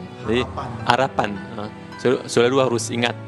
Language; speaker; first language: Indonesian; non-native, learner; French